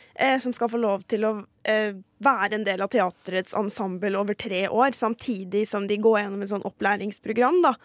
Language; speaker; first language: Norwegian; native; Norwegian